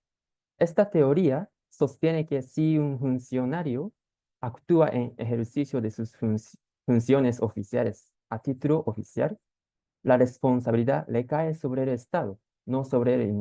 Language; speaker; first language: Spanish; non-native, fluent; Japanese